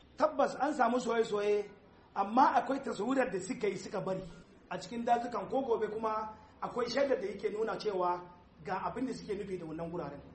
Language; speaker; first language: Hausa; non-native, local second language; Fula